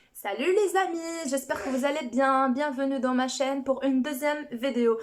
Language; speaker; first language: French; non-native, local second language; Arabic